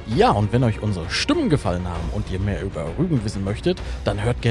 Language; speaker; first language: German; native; German